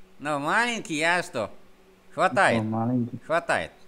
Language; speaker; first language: Russian; non-native, fluent; Vietnamese